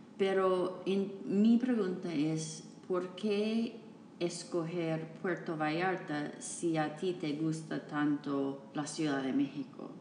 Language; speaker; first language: Spanish; non-native, fluent; English